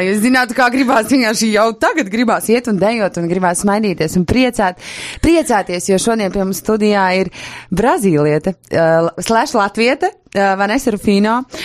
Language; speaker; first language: Latvian; native; Latvian